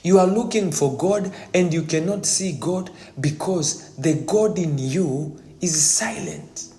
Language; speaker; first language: English; non-native, local second language; Swahili